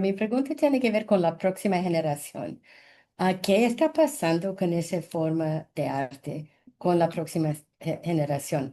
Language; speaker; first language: Spanish; non-native, fluent; English